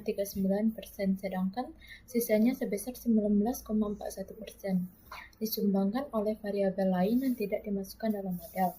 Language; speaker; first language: Indonesian; native; Indonesian